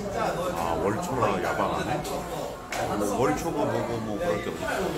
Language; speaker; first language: Korean; native; Korean